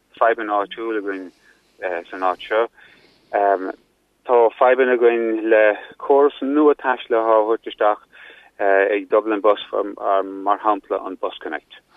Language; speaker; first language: Irish; non-native, local second language; English